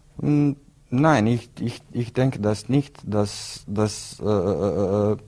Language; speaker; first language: German; non-native, learner; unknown